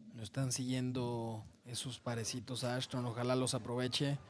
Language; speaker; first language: Spanish; native; Spanish